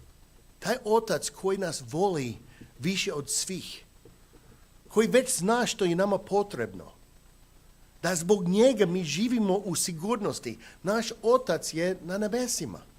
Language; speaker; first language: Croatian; non-native, fluent; English